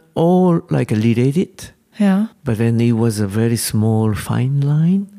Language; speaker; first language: English; non-native, learner; Japanese